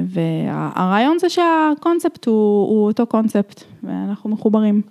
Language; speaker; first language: Hebrew; native; Hebrew